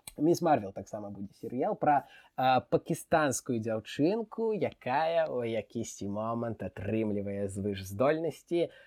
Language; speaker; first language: Belarusian; non-native, local second language; Russian